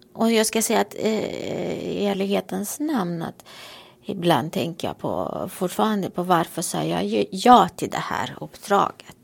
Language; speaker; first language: Swedish; non-native, fluent; Romanian